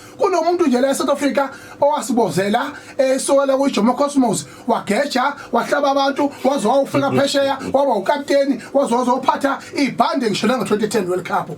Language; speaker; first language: Zulu; native; Zulu